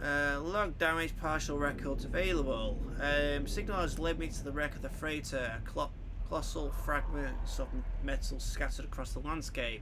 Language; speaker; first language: English; native; English